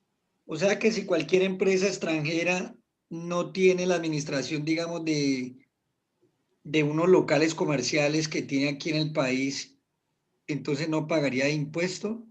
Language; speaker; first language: Spanish; native; Spanish